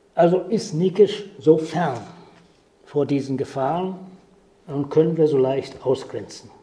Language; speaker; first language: German; native; German